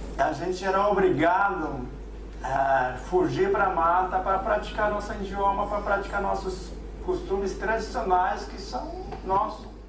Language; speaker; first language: Portuguese; non-native, local second language; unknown